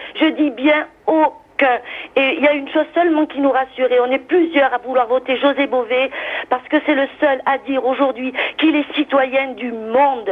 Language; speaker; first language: French; native; French